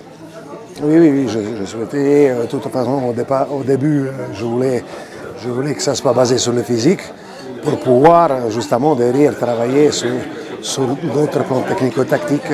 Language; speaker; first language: French; non-native, fluent; Croatian